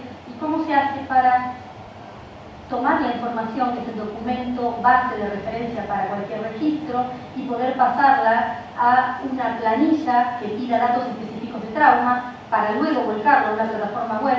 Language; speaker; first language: Spanish; native; Spanish